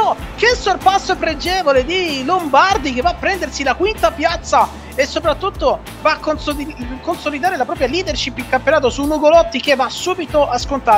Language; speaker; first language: Italian; native; Italian